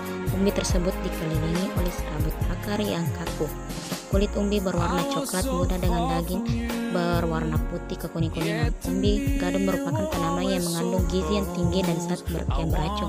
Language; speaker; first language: Indonesian; native; Indonesian